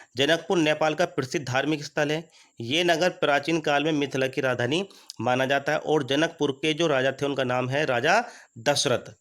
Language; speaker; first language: Hindi; native; Hindi